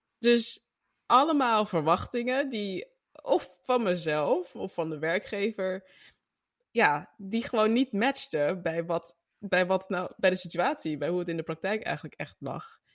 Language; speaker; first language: Dutch; native; Dutch